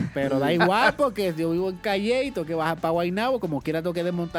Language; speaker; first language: Spanish; native; Spanish